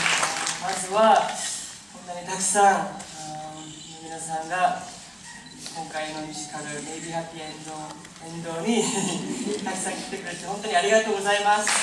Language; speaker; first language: Japanese; non-native, fluent; Korean